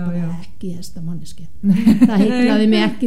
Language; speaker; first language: Icelandic; non-native, fluent; German